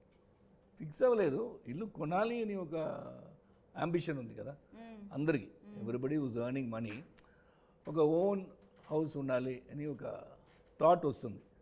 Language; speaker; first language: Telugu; non-native, local second language; Tamil